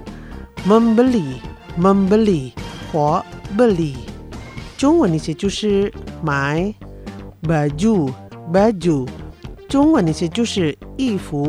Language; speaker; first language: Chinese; non-native, fluent; Indonesian